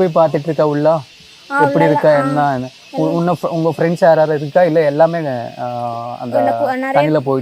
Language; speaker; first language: Tamil; non-native, local second language; Telugu